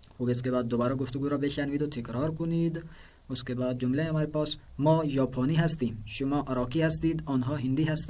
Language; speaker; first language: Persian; non-native, fluent; Urdu